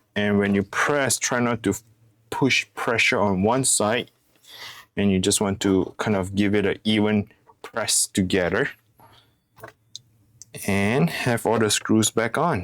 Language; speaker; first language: English; non-native, fluent; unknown